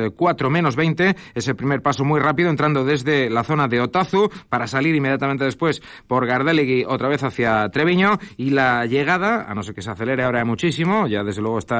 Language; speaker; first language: Spanish; native; Spanish